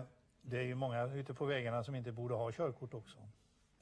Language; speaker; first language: Swedish; native; Swedish